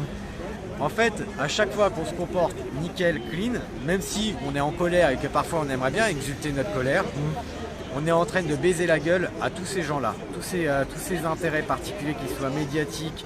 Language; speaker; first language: French; native; French